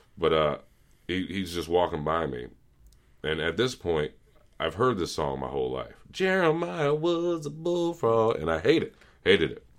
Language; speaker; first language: English; native; English